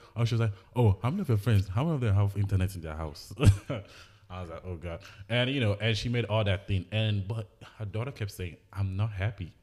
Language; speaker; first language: English; non-native, local second language; Igbo